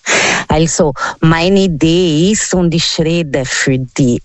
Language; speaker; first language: German; non-native, learner; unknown